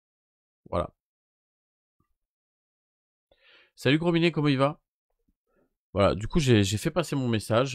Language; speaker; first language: French; native; French